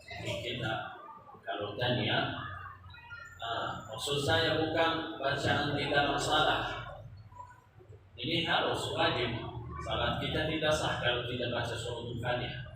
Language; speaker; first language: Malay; non-native, learner; Arabic